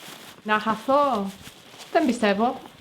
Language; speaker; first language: Greek; non-native, fluent; English